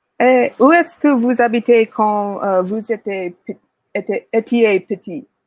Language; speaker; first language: French; non-native, learner; English